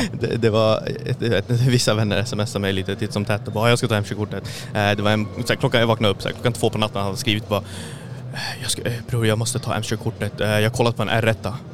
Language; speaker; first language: Swedish; early bilingual, other home language; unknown